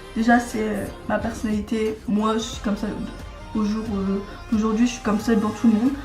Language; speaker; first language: French; native; French